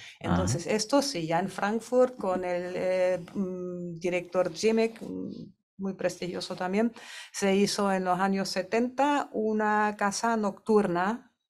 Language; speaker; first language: Spanish; non-native, fluent; German